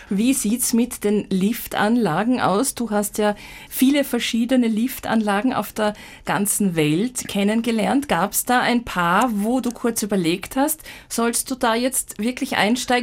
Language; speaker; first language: German; native; German